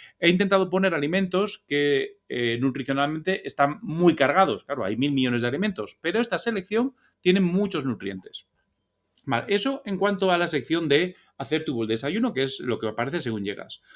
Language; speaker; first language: Spanish; native; Spanish